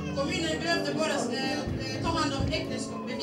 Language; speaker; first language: Swedish; non-native, fluent; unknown